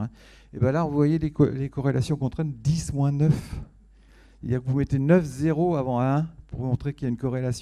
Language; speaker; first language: French; native; French